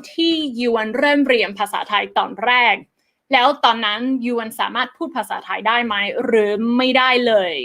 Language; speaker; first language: Thai; non-native, fluent; English